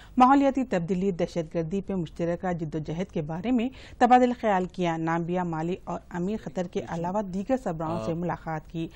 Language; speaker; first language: Urdu; native; Urdu